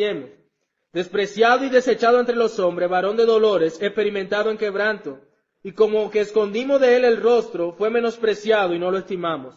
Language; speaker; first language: Spanish; native; Spanish